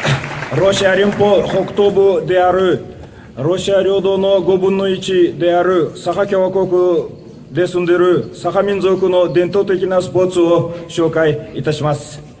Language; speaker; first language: Japanese; non-native, fluent; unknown